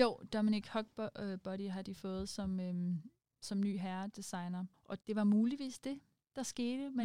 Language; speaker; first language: Danish; native; Danish